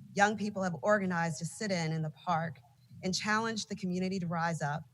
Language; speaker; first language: English; native; English